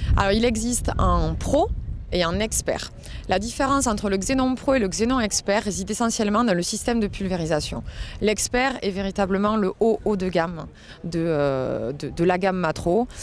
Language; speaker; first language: French; native; French